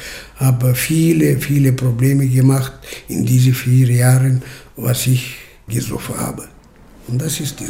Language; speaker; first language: German; early bilingual, heritage; German